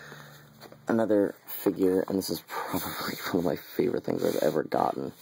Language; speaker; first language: English; native; English